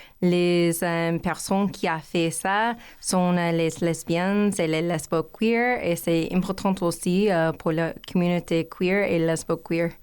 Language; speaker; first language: French; non-native, learner; English